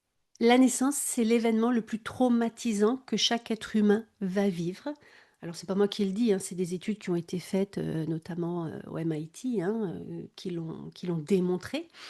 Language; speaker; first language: French; native; French